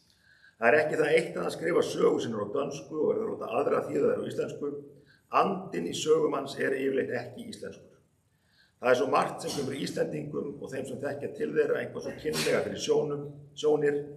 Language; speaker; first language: Icelandic; native; Icelandic